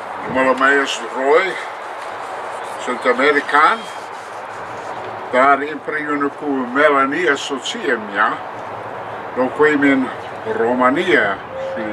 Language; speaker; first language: Romanian; non-native, learner; English